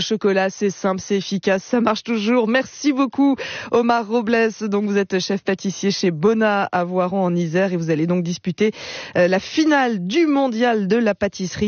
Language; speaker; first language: French; native; French